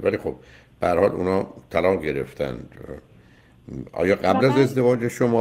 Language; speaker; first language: Persian; native; Persian